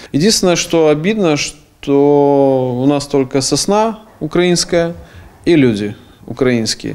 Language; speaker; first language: Russian; native; Russian